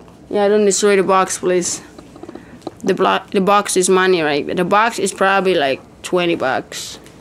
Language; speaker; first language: English; non-native, fluent; Indonesian